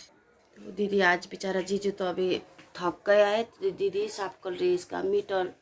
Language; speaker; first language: Hindi; non-native, local second language; Nepali